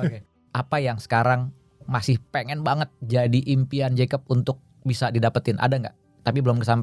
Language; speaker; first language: Indonesian; native; Indonesian